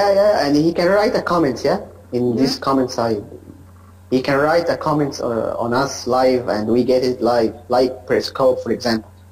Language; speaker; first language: English; non-native, learner; Arabic